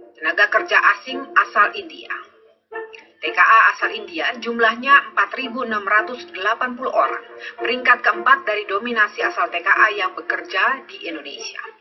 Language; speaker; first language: Indonesian; native; Indonesian